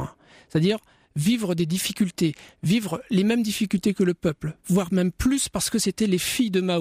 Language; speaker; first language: French; native; French